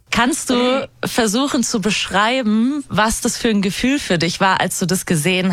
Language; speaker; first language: German; native; German